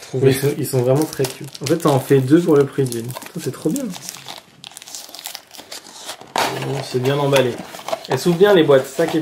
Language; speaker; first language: French; native; French